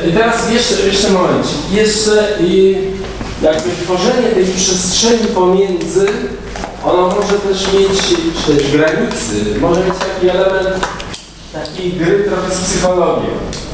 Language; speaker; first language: Polish; native; Polish